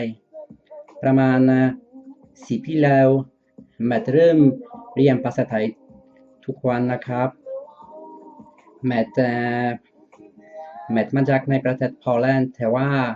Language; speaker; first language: Thai; non-native, learner; Dutch